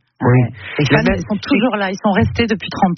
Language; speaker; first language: French; native; French